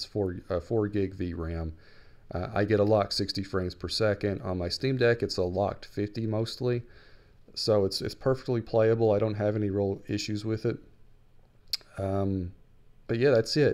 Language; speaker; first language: English; native; English